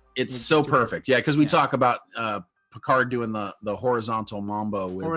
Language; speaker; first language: English; native; English